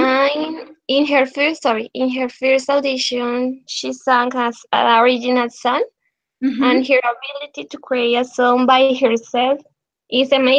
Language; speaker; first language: English; non-native, learner; Spanish